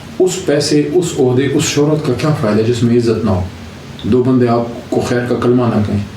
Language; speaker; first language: Urdu; non-native, local second language; Pashto